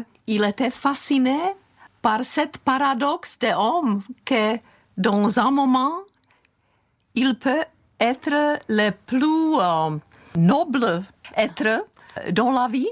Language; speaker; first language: French; non-native, fluent; Czech